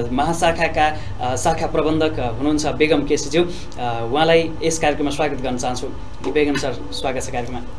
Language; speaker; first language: Nepali; native; Nepali